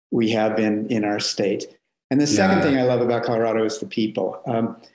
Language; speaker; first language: English; native; English